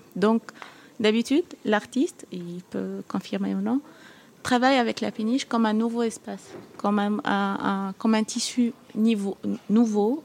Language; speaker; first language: French; non-native, fluent; Arabic